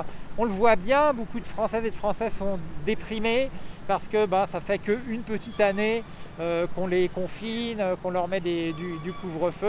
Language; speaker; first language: French; native; French